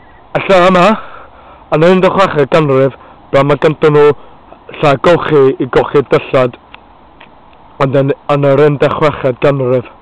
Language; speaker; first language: Welsh; non-native, learner; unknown